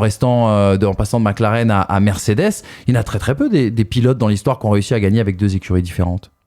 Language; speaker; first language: French; native; French